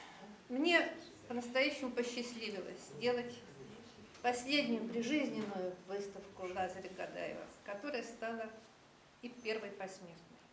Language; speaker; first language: Russian; native; Russian